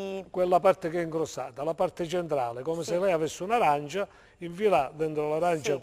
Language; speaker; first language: Italian; native; Italian